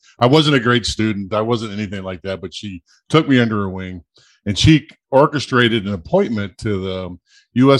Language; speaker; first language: English; native; English